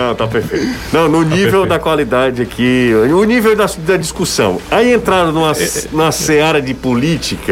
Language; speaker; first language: Portuguese; native; Portuguese